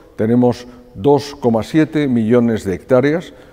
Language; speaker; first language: Spanish; native; Spanish